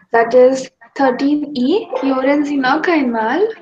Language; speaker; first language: German; non-native, fluent; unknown